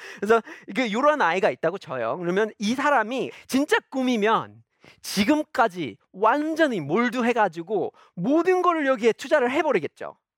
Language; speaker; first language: Korean; non-native, fluent; English